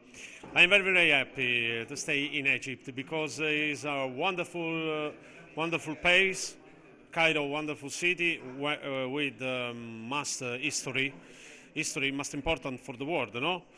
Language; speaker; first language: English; non-native, learner; Italian